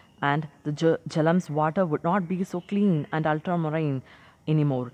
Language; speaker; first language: English; non-native, local second language; Malayalam